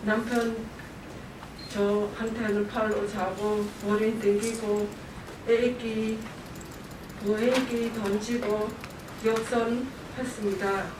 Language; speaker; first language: Korean; non-native, learner; Khmer